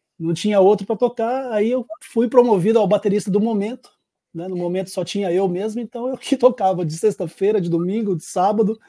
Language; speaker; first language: Portuguese; native; Portuguese